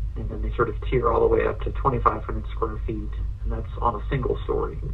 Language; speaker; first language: English; native; English